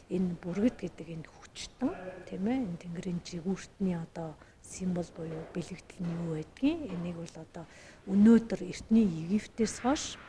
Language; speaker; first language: Mongolian; non-native, local second language; Kazakh